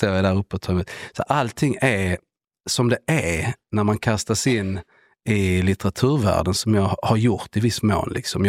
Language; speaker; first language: Swedish; native; Swedish